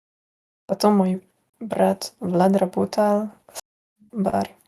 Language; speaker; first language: Russian; non-native, learner; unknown